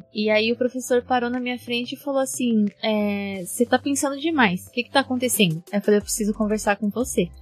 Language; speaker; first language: Portuguese; early bilingual, heritage; Japanese